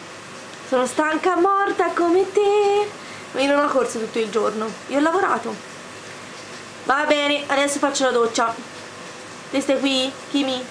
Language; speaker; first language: Italian; native; Italian